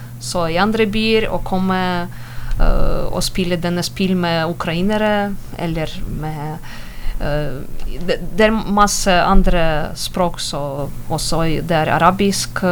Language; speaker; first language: Norwegian; non-native, learner; Ukrainian